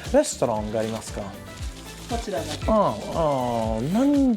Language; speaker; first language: Japanese; non-native, learner; English